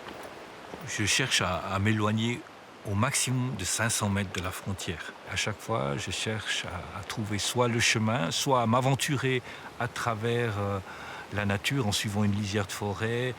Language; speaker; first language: French; native; French